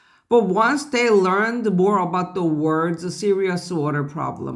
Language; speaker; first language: English; non-native, fluent; Korean